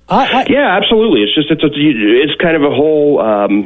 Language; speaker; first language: English; native; English